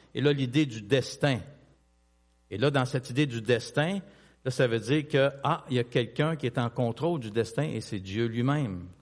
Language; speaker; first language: French; native; French